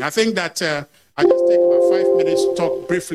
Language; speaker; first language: English; non-native, local second language; Akan